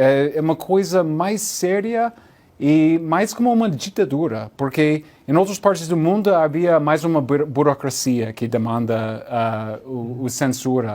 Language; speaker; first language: Portuguese; non-native, learner; English